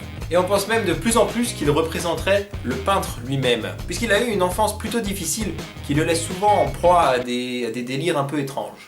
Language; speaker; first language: French; native; French